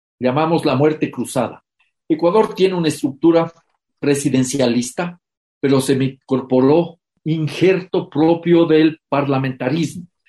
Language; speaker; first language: Spanish; native; Spanish